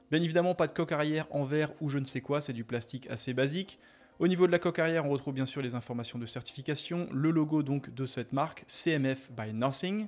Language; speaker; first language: French; native; French